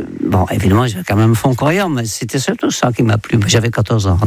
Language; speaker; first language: French; non-native, fluent; Dutch